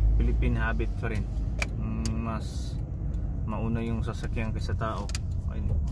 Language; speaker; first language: Filipino; non-native, local second language; Cebuano